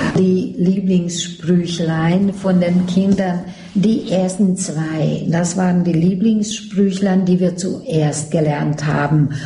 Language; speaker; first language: German; native; German